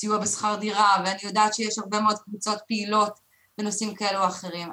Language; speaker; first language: Hebrew; native; Hebrew